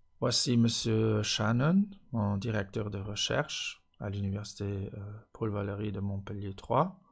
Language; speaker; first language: French; non-native, local second language; Luxembourgish